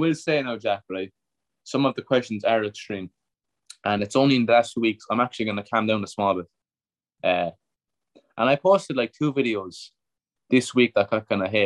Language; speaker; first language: English; native; English